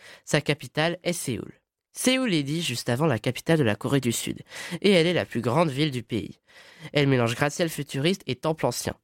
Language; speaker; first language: French; native; French